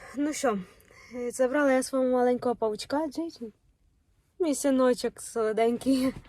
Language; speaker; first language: Ukrainian; native; Ukrainian